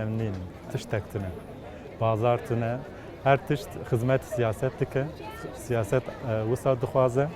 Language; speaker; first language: Kurdish; non-native, local second language; Zaza